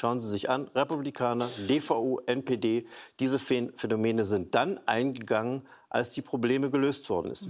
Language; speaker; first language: German; native; German